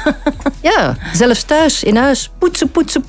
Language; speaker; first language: Dutch; native; Dutch